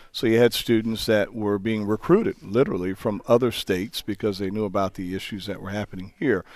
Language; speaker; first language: English; native; English